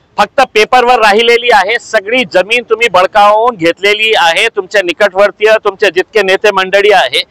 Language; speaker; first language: Marathi; non-native, local second language; Urdu